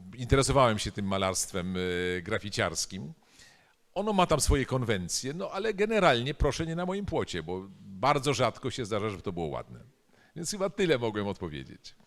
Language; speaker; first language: Polish; native; Polish